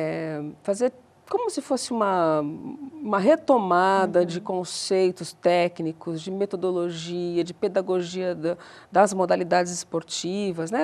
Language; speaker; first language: Portuguese; native; Portuguese